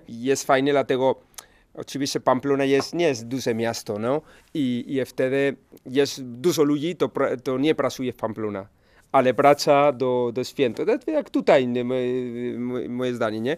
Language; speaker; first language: Polish; non-native, learner; Spanish